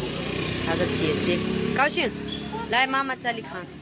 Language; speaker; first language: Chinese; non-native, learner; Nepali